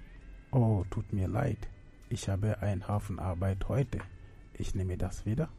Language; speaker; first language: German; non-native, fluent; French